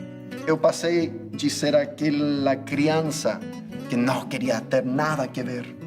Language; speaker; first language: Portuguese; non-native, fluent; English